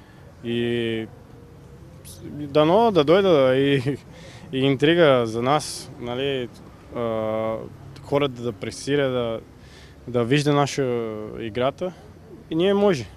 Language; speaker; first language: Bulgarian; non-native, learner; Portuguese